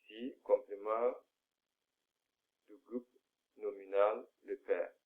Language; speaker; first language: French; non-native, fluent; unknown